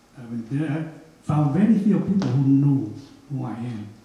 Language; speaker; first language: English; non-native, fluent; Hmong